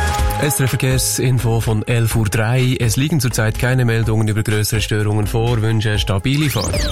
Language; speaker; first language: German; native; German